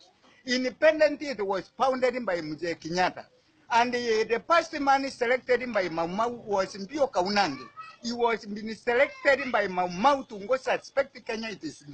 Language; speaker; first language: English; non-native, learner; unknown